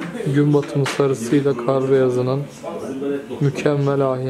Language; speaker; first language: Turkish; native; Turkish